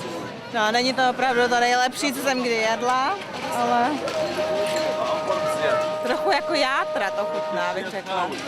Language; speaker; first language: Czech; native; Czech